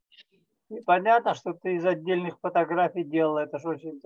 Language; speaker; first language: Russian; native; Russian